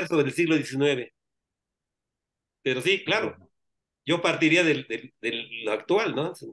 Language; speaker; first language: Spanish; native; Spanish